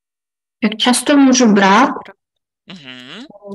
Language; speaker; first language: Czech; non-native, learner; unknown